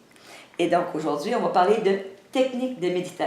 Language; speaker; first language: French; native; French